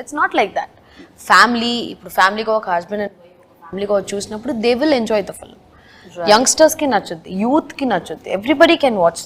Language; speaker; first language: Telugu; non-native, local second language; Tamil